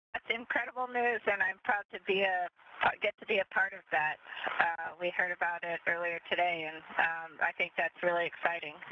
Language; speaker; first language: English; native; English